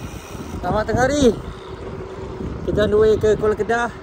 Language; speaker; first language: Malay; native; Malay